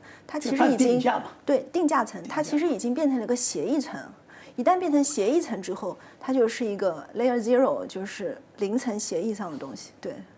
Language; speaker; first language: Chinese; native; Chinese